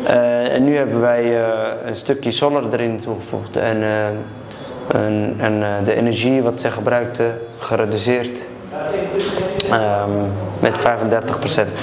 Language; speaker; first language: Dutch; early bilingual, other home language; Somali